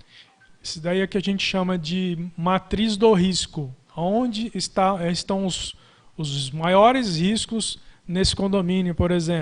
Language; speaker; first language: Portuguese; native; Portuguese